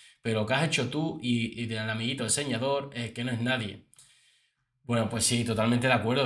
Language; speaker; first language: Spanish; native; Spanish